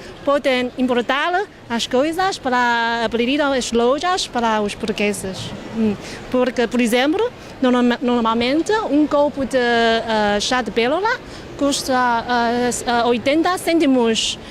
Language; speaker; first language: Portuguese; non-native, fluent; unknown